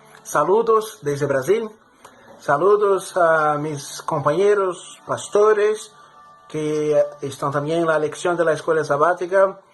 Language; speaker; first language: Spanish; non-native, fluent; Portuguese